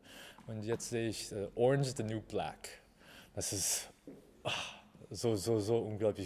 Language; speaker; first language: German; non-native, learner; Chinese